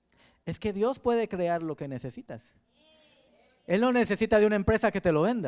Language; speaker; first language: Spanish; native; Spanish